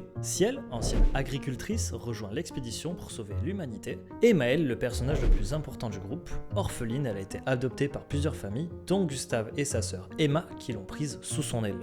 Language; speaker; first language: French; native; French